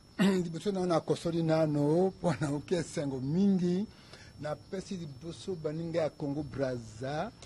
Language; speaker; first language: Lingala; native; Lingala